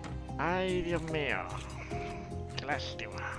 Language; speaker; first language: Spanish; native; Spanish